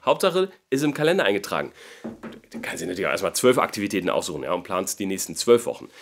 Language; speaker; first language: German; native; German